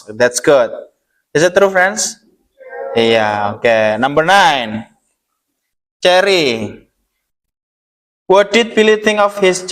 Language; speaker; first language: English; non-native, learner; Indonesian